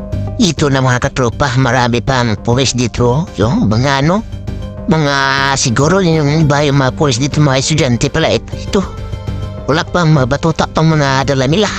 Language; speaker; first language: Filipino; non-native, local second language; Cebuano